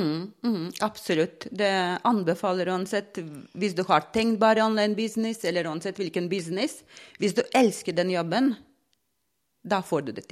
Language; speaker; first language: Norwegian; non-native, fluent; Latvian